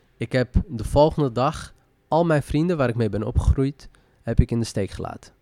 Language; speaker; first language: Dutch; early bilingual, other home language; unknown